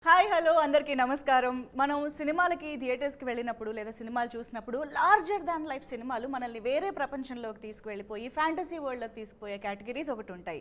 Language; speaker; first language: Telugu; native; Telugu